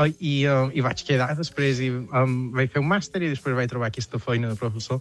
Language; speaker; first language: Catalan; native; Catalan